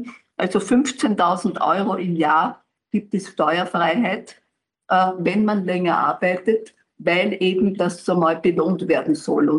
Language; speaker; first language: German; native; German